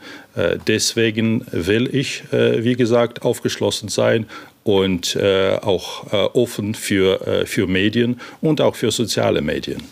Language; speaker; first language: German; non-native, fluent; Ukrainian